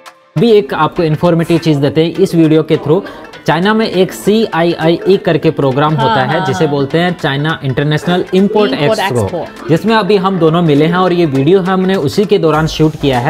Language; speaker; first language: Hindi; native; Hindi